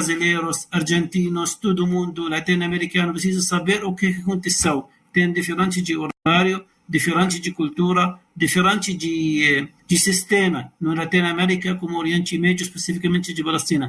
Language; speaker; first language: Portuguese; non-native, learner; Arabic